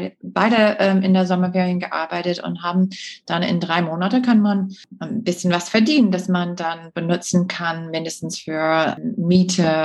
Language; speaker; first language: German; non-native, fluent; English